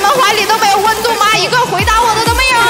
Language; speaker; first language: Chinese; native; Chinese